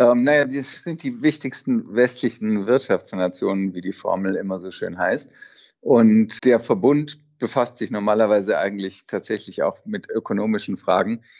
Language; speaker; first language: German; native; German